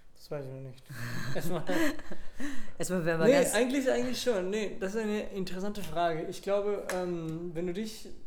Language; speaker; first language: German; non-native, fluent; Spanish